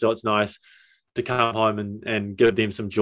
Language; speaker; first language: English; native; English